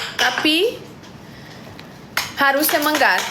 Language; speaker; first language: Indonesian; non-native, learner; Portuguese